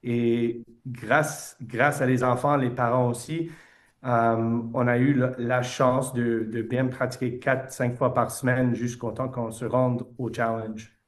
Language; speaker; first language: French; non-native, fluent; English